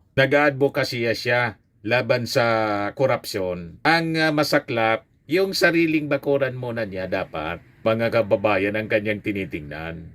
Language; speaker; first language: Filipino; non-native, local second language; Bikol